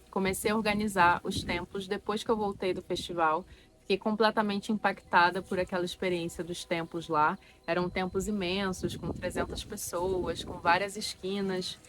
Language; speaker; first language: Portuguese; native; Portuguese